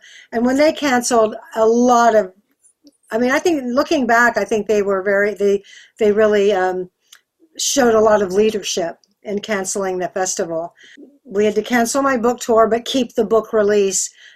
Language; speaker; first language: English; native; English